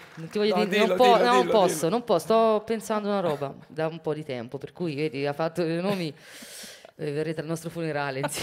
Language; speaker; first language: Italian; native; Italian